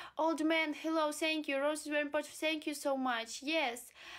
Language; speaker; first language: English; non-native, learner; Russian